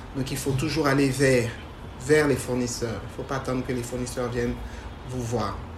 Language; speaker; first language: French; native; French